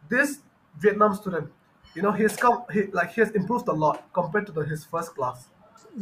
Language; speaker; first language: English; non-native, fluent; Bangla